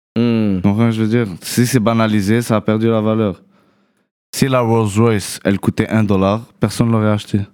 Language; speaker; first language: French; early bilingual, other home language; Arabic